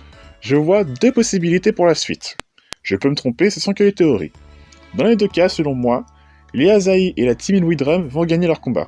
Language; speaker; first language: French; native; French